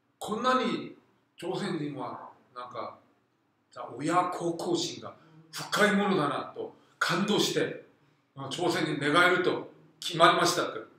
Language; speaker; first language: Japanese; non-native, fluent; Korean